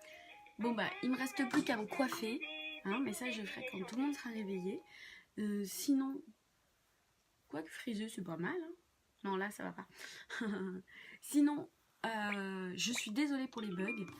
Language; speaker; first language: French; native; French